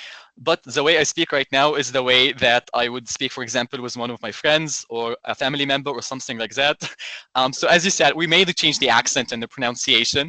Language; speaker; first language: English; non-native, local second language; Arabic